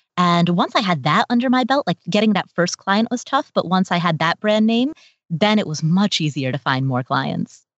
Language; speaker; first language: English; early bilingual, other home language; Nepali